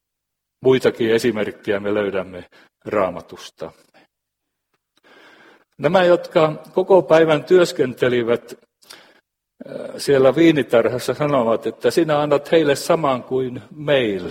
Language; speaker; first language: Finnish; native; Finnish